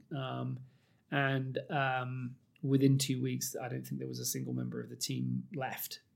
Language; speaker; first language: English; native; English